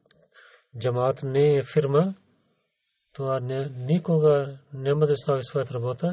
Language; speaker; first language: Bulgarian; non-native, learner; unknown